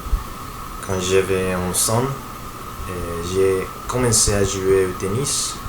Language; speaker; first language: French; non-native, learner; Spanish